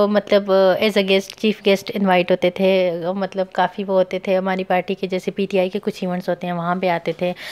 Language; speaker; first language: Urdu; non-native, local second language; Pashto